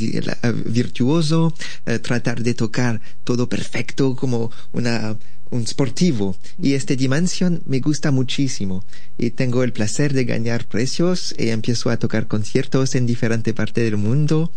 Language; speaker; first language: Spanish; non-native, learner; French